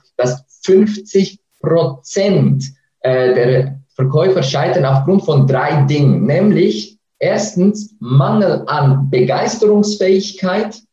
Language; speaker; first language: German; native; German